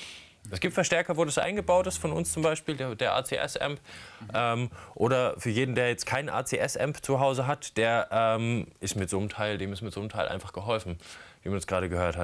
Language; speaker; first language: German; native; German